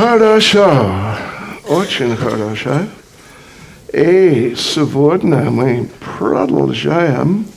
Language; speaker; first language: Russian; non-native, fluent; English